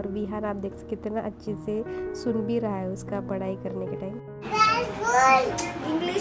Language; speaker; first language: Hindi; native; Hindi